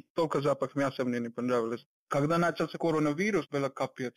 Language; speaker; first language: Russian; non-native, learner; Hindi